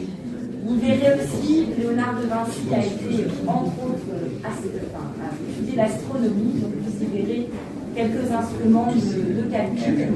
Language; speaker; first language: French; native; French